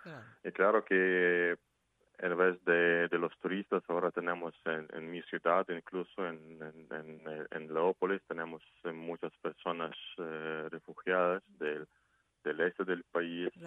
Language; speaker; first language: Spanish; non-native, fluent; Ukrainian